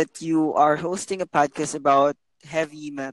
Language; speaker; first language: English; non-native, local second language; Filipino